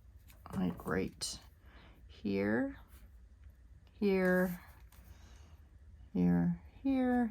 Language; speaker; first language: English; native; English